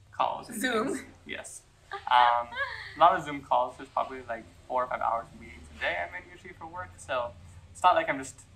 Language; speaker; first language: English; native; English